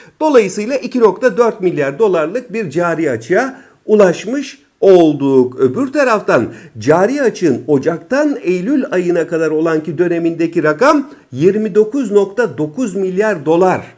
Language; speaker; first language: Turkish; native; Turkish